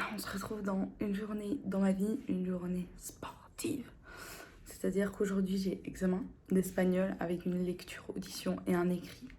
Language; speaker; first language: French; native; French